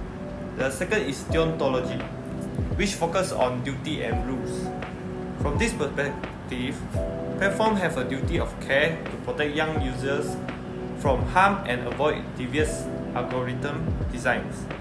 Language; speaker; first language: English; non-native, local second language; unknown